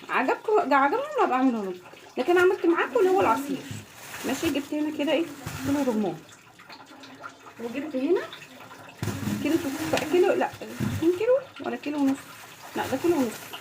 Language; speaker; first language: Arabic; native; Arabic